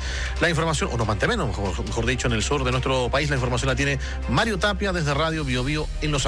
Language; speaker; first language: Spanish; native; Spanish